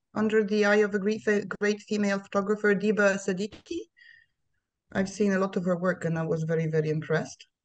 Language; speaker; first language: English; non-native, fluent; Polish